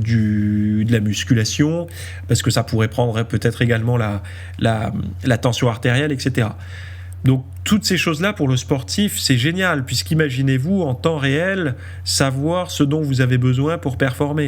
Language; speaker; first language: French; native; French